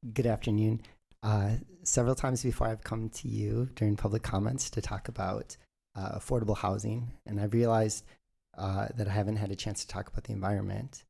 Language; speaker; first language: English; native; English